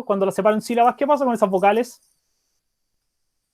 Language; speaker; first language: Spanish; native; Spanish